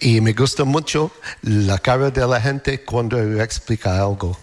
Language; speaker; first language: Spanish; non-native, learner; English